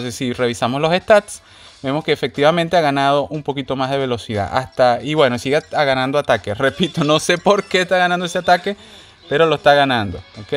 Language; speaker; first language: Spanish; native; Spanish